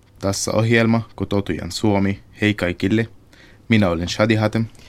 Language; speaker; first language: Finnish; non-native, learner; Arabic